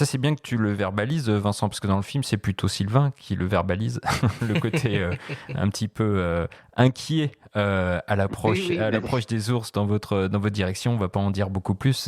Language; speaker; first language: French; native; French